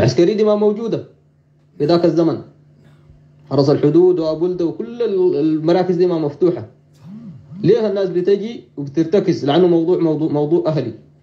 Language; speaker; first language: Arabic; native; Arabic